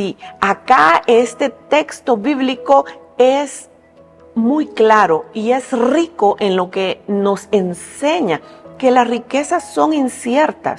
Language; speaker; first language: Spanish; native; Spanish